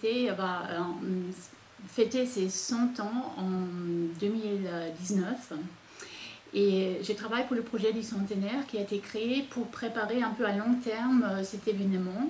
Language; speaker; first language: French; non-native, fluent; German